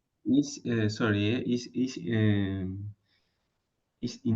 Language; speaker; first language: English; non-native, learner; Spanish